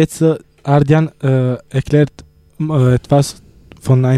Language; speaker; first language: German; non-native, learner; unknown